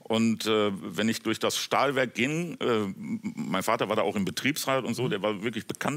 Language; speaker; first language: German; native; German